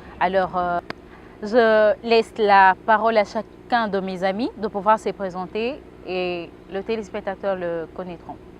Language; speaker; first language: French; non-native, local second language; Lingala